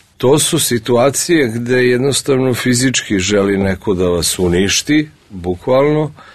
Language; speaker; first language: Serbian; early bilingual, other home language; Russian